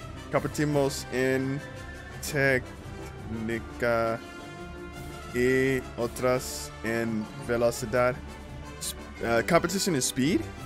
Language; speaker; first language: Spanish; non-native, learner; English